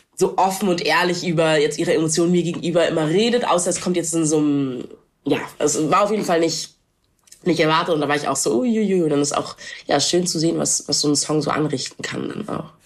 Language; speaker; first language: German; non-native, local second language; English